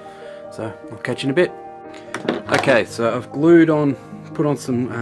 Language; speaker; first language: English; native; English